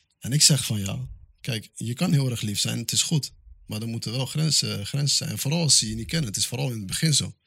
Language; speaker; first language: Dutch; early bilingual, other home language; Arabic